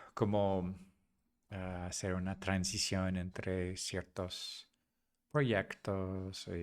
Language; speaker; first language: Spanish; non-native, fluent; English